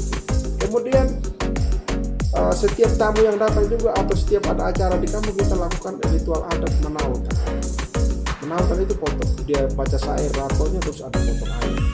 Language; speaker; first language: Indonesian; non-native, local second language; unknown